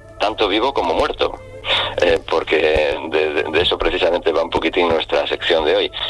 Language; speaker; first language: Spanish; native; Spanish